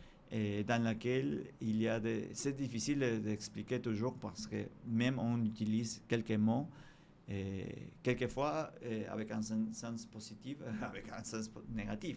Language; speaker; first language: French; non-native, fluent; Spanish